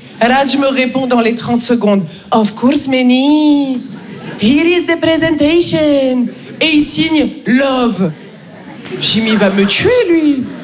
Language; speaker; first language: French; native; French